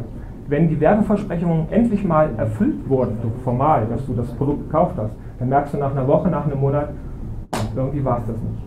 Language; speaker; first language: German; native; German